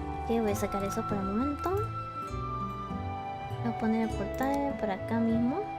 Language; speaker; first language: Spanish; early bilingual, heritage; Spanish